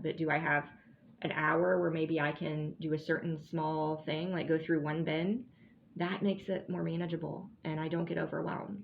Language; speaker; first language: English; native; English